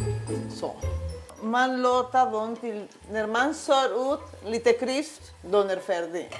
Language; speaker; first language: Swedish; non-native, learner; Spanish